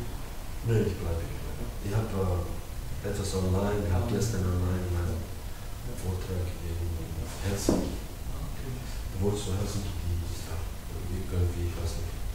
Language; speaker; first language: German; non-native, learner; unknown